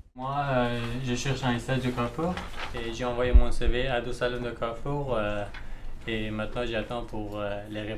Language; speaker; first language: French; non-native, learner; Persian